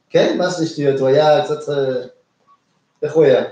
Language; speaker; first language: Hebrew; non-native, fluent; French